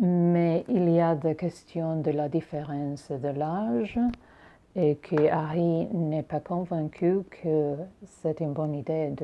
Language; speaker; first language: French; non-native, learner; English